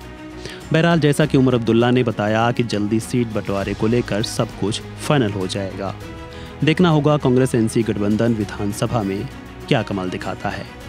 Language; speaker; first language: Hindi; native; Hindi